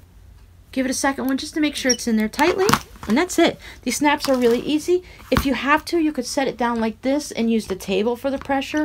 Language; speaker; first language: English; native; English